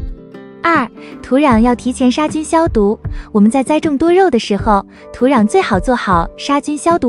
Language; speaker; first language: Chinese; native; Chinese